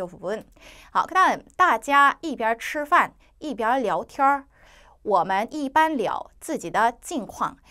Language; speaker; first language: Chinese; non-native, fluent; Korean